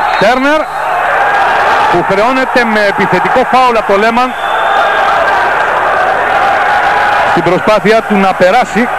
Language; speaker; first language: Greek; native; Greek